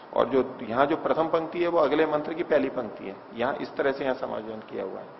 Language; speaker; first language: Hindi; native; Hindi